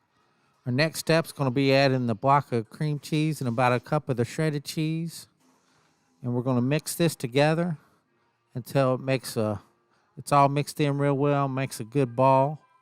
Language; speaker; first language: English; native; English